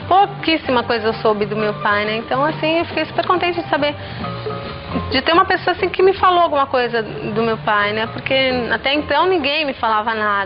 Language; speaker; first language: Portuguese; native; Portuguese